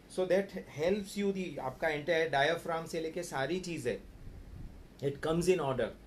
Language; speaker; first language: Hindi; non-native, local second language; Gujarati